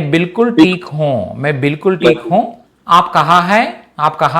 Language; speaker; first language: Hindi; non-native, local second language; Telugu